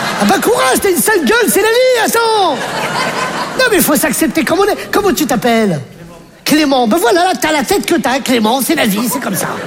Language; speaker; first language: French; native; French